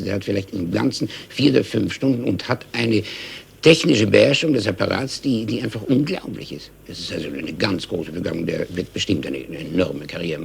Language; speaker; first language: German; native; German